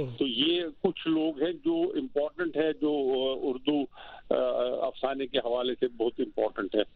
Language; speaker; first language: Urdu; non-native, local second language; Kashmiri